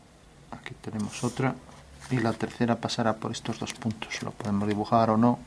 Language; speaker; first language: Spanish; native; Spanish